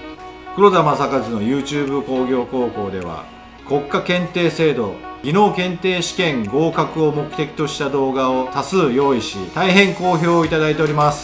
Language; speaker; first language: Japanese; native; Japanese